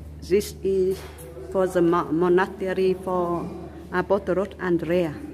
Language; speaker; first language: English; non-native, learner; Vietnamese